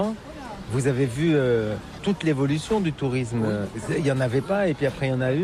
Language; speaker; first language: French; native; French